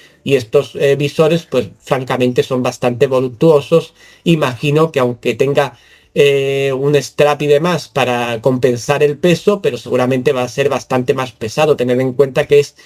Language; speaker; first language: Spanish; native; Spanish